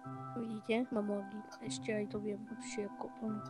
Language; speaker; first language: Czech; non-native, local second language; Slovak